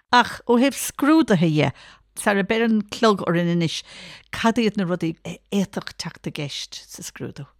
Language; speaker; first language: Irish; native; Irish